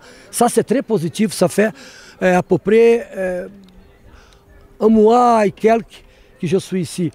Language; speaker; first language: French; non-native, learner; Portuguese